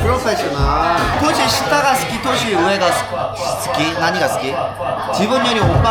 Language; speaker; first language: Japanese; non-native, learner; Korean